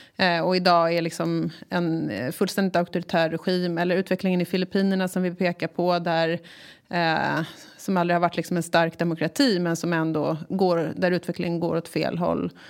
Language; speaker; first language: Swedish; native; Swedish